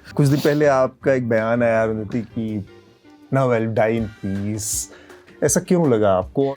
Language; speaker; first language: Hindi; native; Hindi